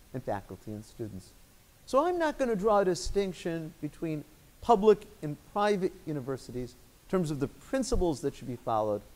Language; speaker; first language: English; native; English